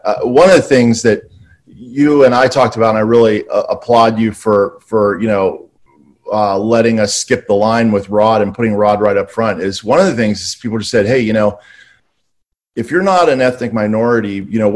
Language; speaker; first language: English; native; English